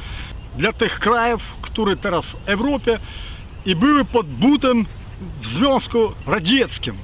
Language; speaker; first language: Polish; non-native, fluent; Ukrainian